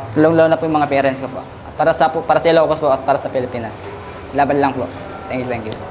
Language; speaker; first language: Filipino; non-native, local second language; Iloko